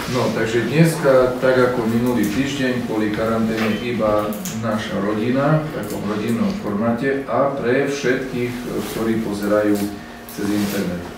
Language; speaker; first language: Slovak; native; Slovak